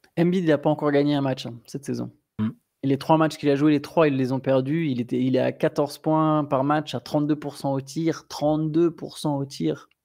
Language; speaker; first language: French; native; French